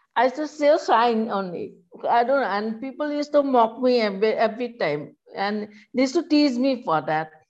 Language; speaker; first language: English; non-native, local second language; Assamese